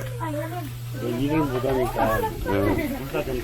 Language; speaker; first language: Filipino; non-native, learner; Korean